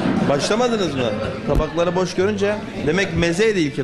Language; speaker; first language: Turkish; native; Turkish